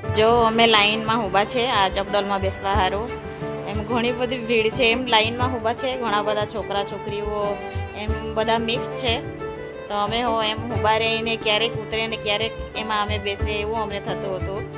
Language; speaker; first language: Gujarati; non-native, local second language; Kukna